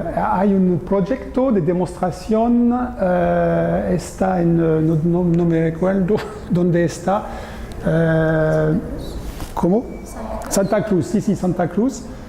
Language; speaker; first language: Spanish; non-native, learner; French